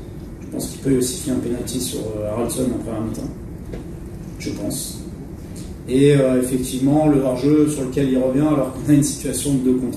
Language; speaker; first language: French; native; French